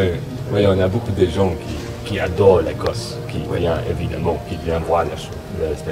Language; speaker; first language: French; non-native, learner; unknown